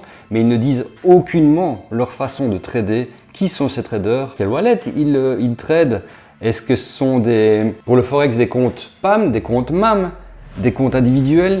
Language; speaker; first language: French; native; French